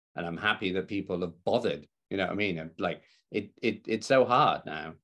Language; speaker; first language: English; native; English